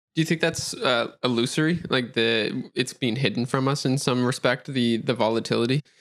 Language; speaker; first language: English; native; English